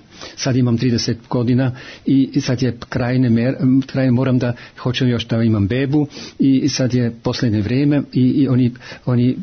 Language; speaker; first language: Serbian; non-native, fluent; German